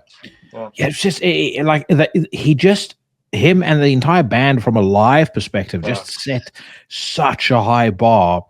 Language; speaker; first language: English; native; English